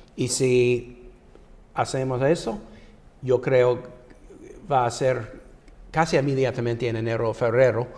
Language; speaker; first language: Spanish; non-native, fluent; English